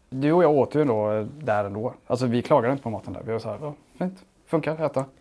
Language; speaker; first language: Swedish; early bilingual, other home language; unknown